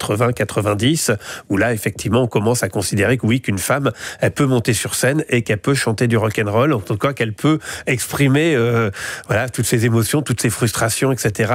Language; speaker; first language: French; native; French